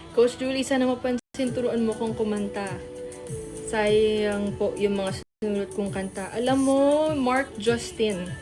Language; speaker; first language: Filipino; native; Filipino